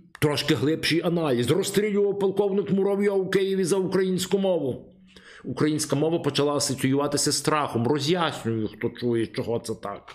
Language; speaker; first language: Ukrainian; native; Ukrainian